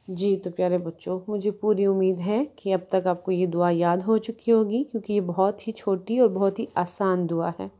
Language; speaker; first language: Urdu; native; Urdu